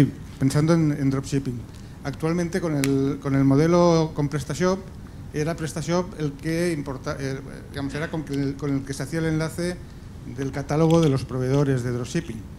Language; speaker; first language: Spanish; native; Spanish